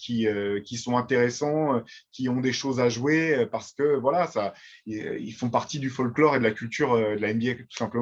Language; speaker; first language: French; native; French